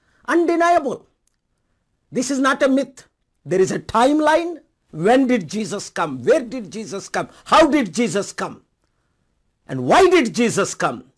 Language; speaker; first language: English; non-native, local second language; Telugu